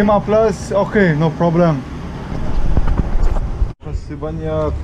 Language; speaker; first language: Indonesian; non-native, learner; English